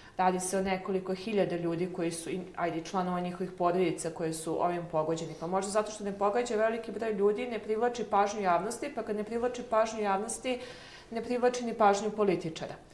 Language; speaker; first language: Serbian; native; Serbian